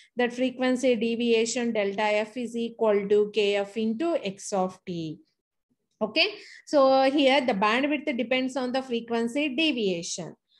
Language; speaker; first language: English; non-native, local second language; Telugu